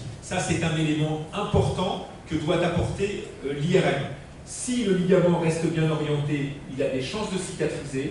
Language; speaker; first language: French; native; French